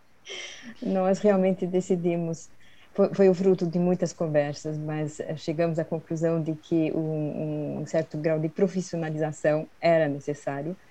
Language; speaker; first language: Portuguese; early bilingual, other home language; Swedish